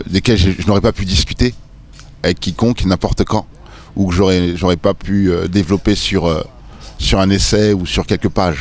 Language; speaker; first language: French; early bilingual, other home language; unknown